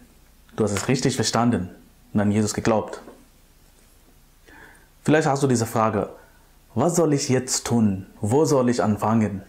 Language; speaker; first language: German; non-native, fluent; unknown